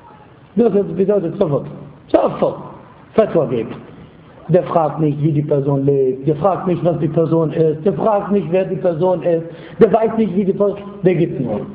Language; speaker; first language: German; non-native, fluent; Arabic